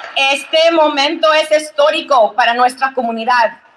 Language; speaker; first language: Spanish; early bilingual, other home language; English